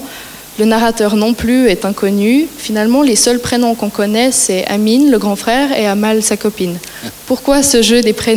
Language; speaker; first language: French; native; French